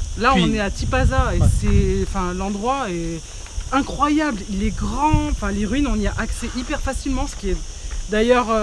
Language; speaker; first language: French; early bilingual, other home language; Arabic